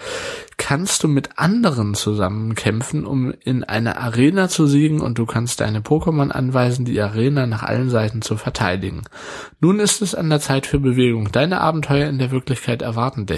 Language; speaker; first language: German; native; German